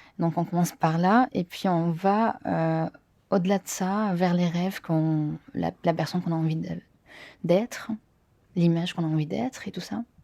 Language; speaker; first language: French; non-native, fluent; Arabic